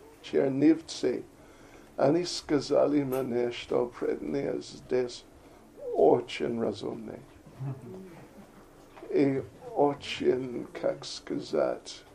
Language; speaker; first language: Russian; non-native, learner; English